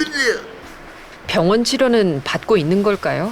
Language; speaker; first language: Korean; native; Korean